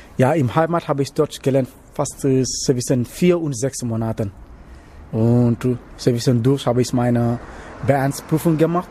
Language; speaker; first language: German; non-native, learner; Wolof